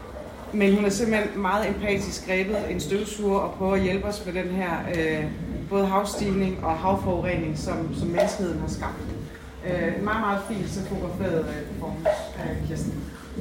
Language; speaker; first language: Danish; native; Danish